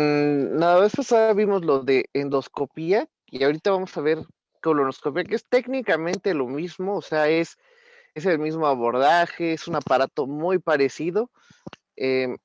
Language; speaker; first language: Spanish; native; Spanish